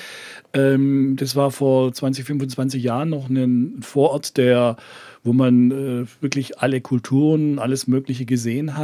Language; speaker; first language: German; native; German